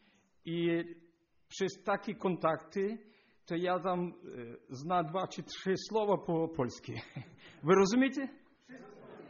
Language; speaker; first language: Polish; non-native, learner; Ukrainian